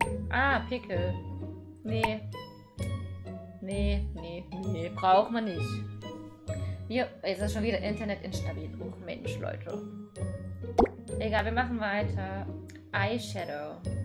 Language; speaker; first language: German; native; German